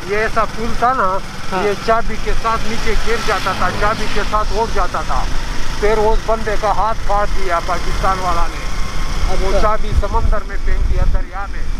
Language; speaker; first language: Hindi; non-native, local second language; Pashto